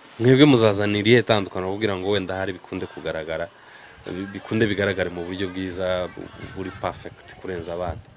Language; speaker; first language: Kinyarwanda; native; Kinyarwanda